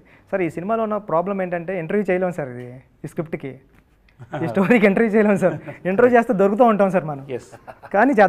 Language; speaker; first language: Telugu; native; Telugu